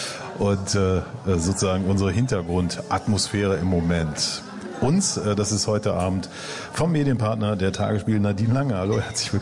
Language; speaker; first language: German; native; German